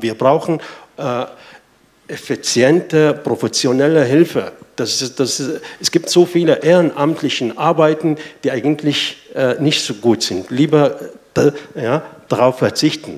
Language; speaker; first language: German; non-native, fluent; Arabic